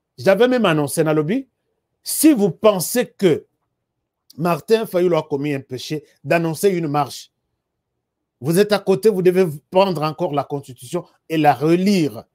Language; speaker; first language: French; non-native, local second language; Lingala